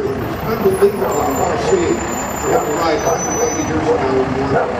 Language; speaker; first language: English; native; English